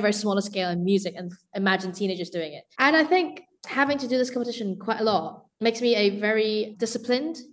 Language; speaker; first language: English; non-native, local second language; Cantonese